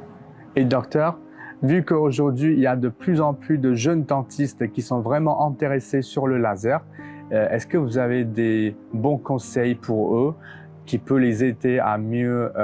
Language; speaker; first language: French; non-native, fluent; Chinese